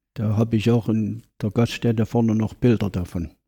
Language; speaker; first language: German; native; German